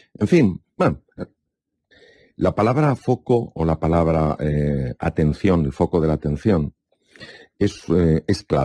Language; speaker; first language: Spanish; native; Spanish